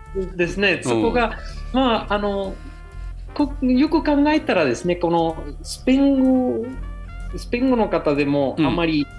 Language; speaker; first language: Japanese; non-native, learner; Spanish